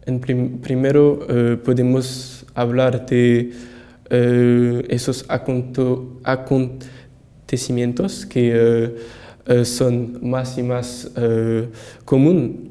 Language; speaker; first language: Spanish; non-native, learner; French